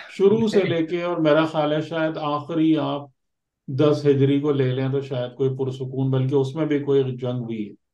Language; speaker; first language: Urdu; native; Urdu